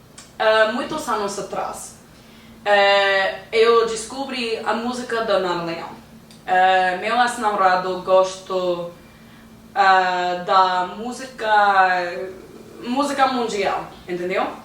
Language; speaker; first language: Portuguese; non-native, learner; English